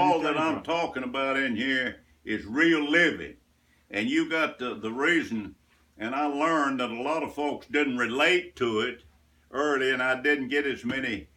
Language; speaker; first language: English; native; English